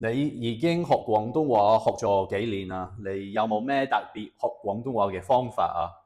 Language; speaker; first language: Cantonese; non-native, fluent; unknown